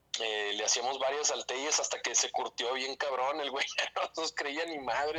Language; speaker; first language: Spanish; native; Spanish